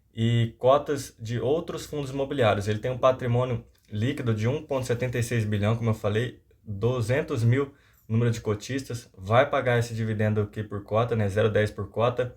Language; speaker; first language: Portuguese; native; Portuguese